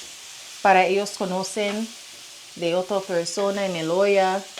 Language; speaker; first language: Spanish; non-native, learner; English